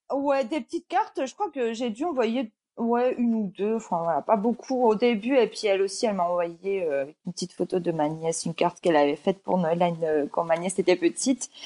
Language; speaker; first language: French; early bilingual, other home language; Georgian